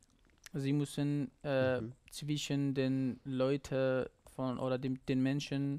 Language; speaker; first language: German; non-native, learner; Persian